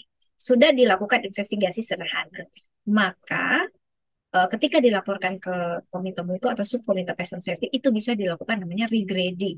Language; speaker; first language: Indonesian; native; Indonesian